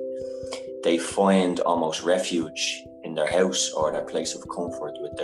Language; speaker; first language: English; native; English